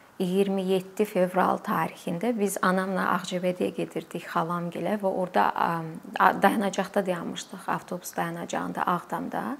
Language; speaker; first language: Azerbaijani; native; Azerbaijani